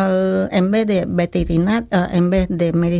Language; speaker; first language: Spanish; non-native, learner; Khmer